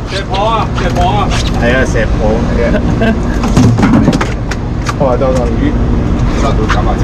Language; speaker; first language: Chinese; native; Chinese